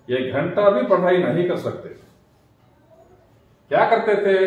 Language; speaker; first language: Hindi; non-native, local second language; Telugu